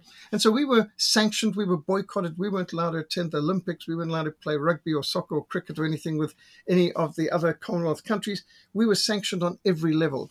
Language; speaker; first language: English; native; English